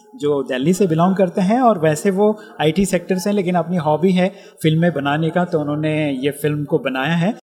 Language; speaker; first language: Hindi; native; Hindi